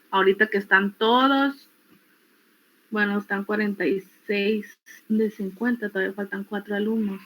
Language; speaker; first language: Spanish; native; Spanish